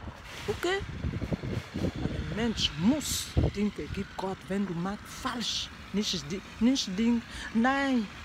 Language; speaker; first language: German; non-native, learner; French